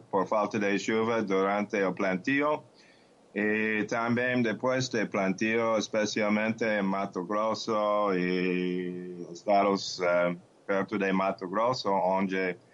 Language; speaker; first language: Portuguese; non-native, fluent; English